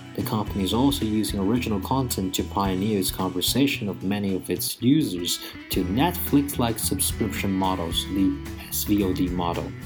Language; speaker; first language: English; non-native, fluent; Chinese